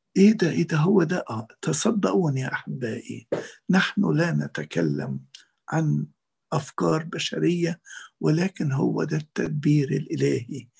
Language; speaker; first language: Arabic; native; Arabic